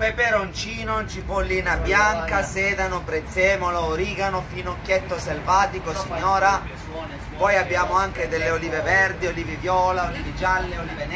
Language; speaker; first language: Italian; native; Italian